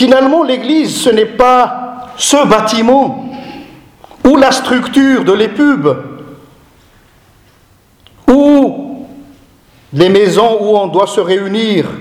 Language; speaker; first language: French; non-native, local second language; Malagasy